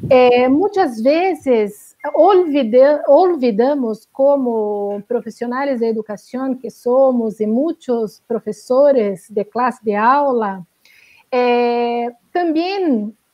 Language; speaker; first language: Spanish; non-native, learner; Portuguese